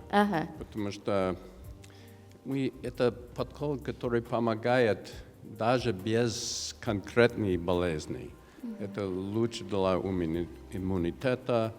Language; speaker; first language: Russian; non-native, learner; English